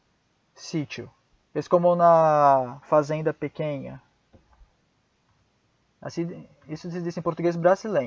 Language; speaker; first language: Portuguese; non-native, fluent; Spanish